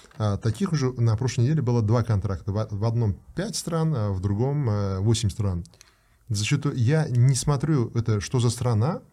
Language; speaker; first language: Russian; non-native, local second language; Uzbek